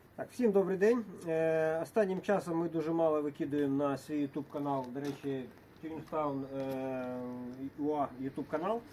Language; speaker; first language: Ukrainian; non-native, local second language; Russian